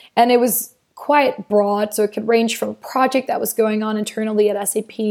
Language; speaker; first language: English; non-native, fluent; Danish